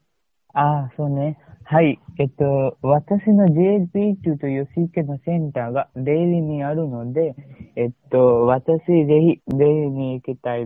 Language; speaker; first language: Japanese; non-native, learner; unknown